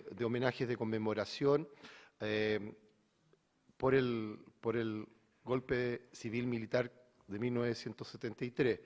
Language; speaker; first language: Spanish; native; Spanish